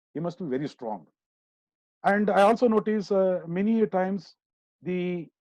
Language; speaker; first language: English; non-native, local second language; Kannada